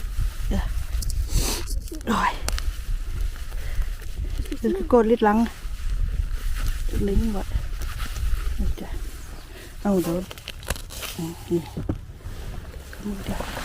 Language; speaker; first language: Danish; non-native, learner; Thai